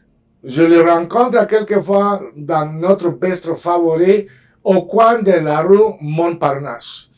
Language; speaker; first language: French; non-native, fluent; Spanish